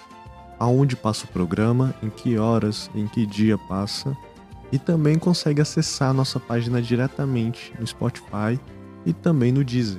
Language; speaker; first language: Portuguese; native; Portuguese